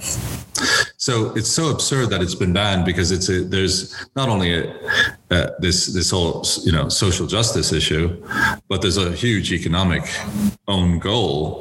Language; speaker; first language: English; native; English